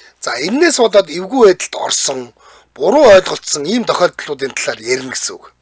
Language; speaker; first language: Mongolian; native; Mongolian